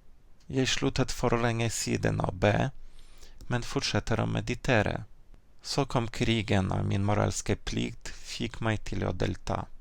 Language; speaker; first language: Norwegian; non-native, fluent; Ukrainian